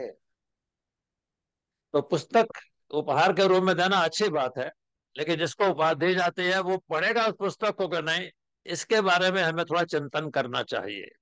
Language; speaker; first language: Hindi; native; Hindi